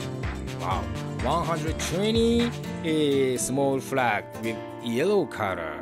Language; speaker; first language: English; non-native, learner; Japanese